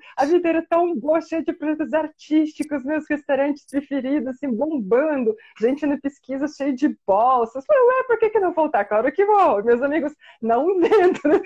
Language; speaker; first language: Portuguese; non-native, fluent; Russian